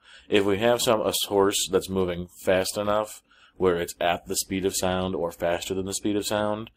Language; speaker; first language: English; native; English